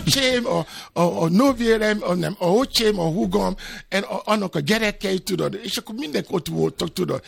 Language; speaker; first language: Hungarian; non-native, fluent; Yoruba